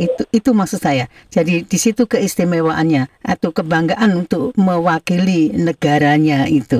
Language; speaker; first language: Indonesian; native; Indonesian